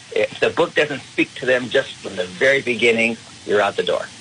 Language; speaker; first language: English; native; English